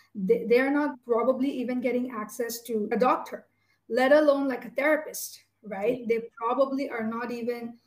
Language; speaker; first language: English; non-native, local second language; Tamil